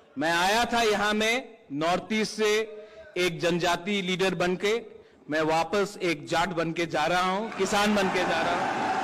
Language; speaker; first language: Hindi; non-native, local second language; Kok Borok